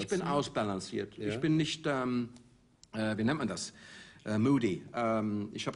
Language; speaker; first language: German; non-native, fluent; English